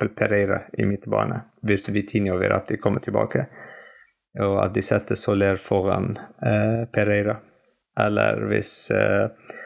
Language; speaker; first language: Norwegian; non-native, fluent; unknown